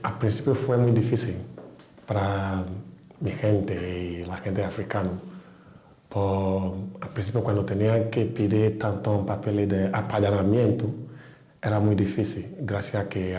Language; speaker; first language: Spanish; non-native, learner; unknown